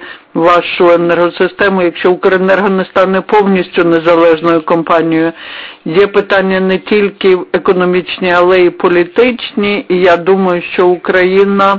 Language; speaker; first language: Ukrainian; non-native, fluent; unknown